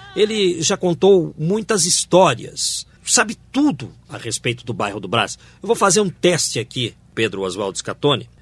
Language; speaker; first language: Portuguese; native; Portuguese